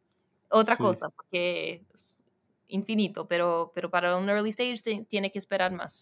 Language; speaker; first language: Spanish; non-native, fluent; Portuguese